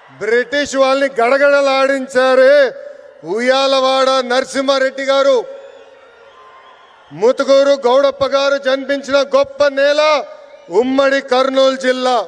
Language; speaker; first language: Telugu; native; Telugu